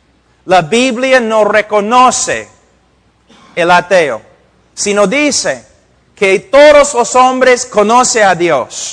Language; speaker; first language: Spanish; non-native, fluent; English